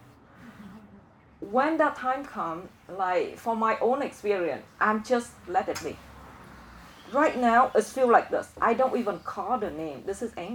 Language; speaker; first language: English; non-native, fluent; Vietnamese